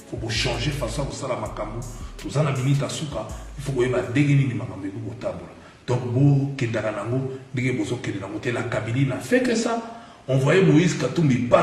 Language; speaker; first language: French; non-native, local second language; Lingala